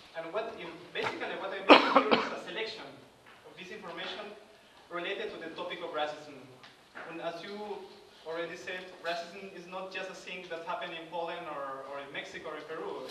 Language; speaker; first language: English; non-native, fluent; Spanish